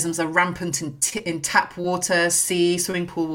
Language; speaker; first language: English; native; English